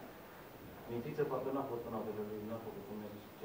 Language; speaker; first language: Romanian; native; Romanian